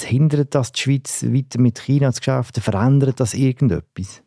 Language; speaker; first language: German; native; German